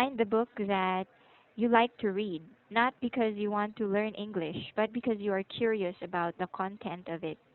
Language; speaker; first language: English; non-native, local second language; Filipino